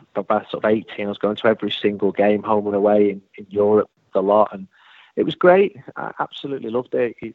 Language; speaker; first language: English; native; English